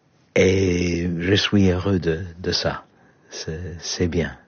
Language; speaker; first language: French; non-native, fluent; Polish